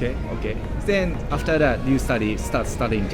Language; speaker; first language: English; non-native, learner; Japanese